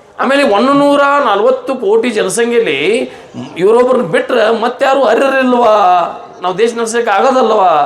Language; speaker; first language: Kannada; native; Kannada